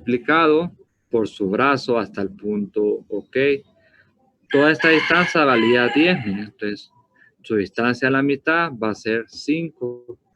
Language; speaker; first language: Spanish; native; Spanish